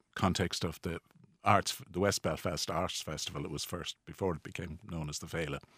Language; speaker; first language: English; native; English